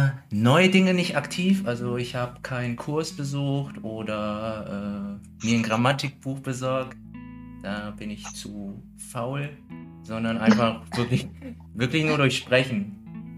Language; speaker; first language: German; native; German